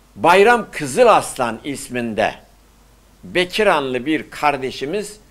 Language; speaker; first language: Turkish; native; Turkish